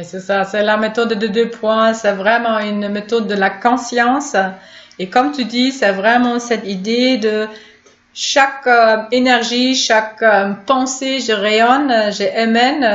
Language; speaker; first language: French; non-native, fluent; German